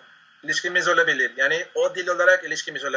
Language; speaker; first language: Turkish; non-native, learner; Spanish